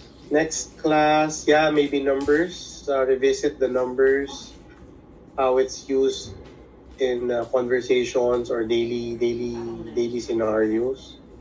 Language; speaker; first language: English; non-native, local second language; Filipino